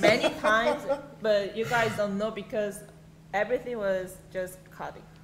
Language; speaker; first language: English; non-native, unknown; Korean